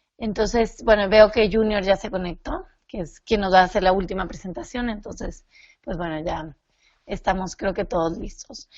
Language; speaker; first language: Spanish; native; Spanish